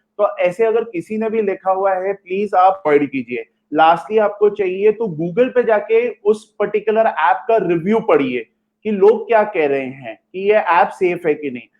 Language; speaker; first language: Hindi; non-native, local second language; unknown